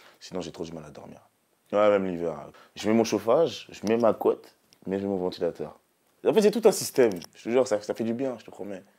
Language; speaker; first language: French; early bilingual, other home language; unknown